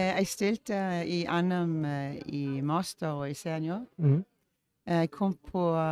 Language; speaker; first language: Norwegian; early bilingual, heritage; English